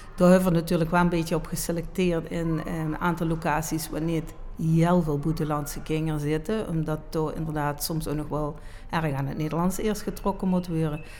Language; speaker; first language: Dutch; native; Dutch